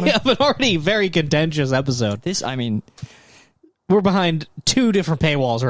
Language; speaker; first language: English; native; English